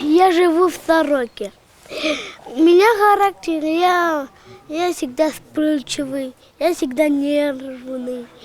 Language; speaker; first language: Russian; non-native, local second language; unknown